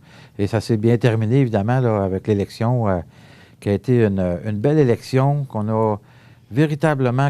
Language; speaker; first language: French; native; French